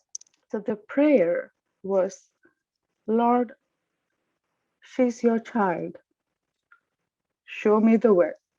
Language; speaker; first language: English; non-native, local second language; Tamil